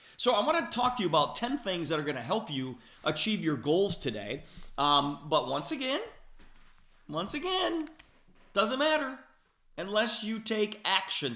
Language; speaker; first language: English; native; English